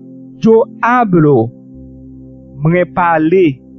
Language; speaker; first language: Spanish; non-native, learner; Haitian Creole